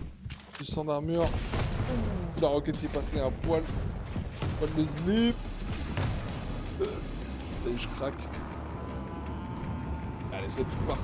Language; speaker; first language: French; native; French